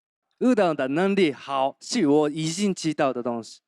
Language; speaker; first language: Chinese; non-native, learner; Japanese